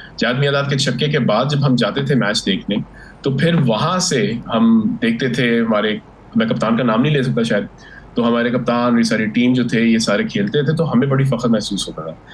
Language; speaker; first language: Urdu; early bilingual, heritage; Urdu